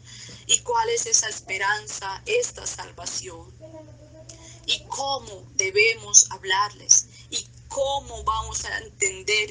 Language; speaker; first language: Spanish; native; Spanish